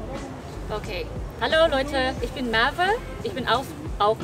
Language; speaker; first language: German; non-native, learner; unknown